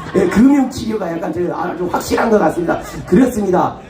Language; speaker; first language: Korean; native; Korean